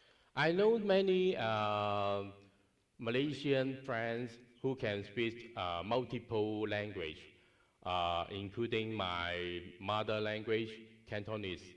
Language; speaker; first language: English; non-native, learner; Cantonese